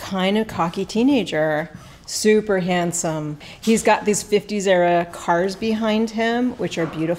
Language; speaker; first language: English; native; English